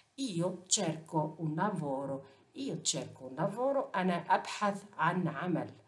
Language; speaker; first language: Italian; non-native, fluent; Arabic